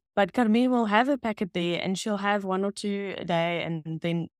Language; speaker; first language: English; non-native, local second language; Afrikaans